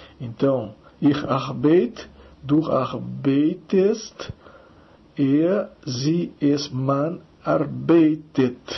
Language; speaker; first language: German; non-native, fluent; Portuguese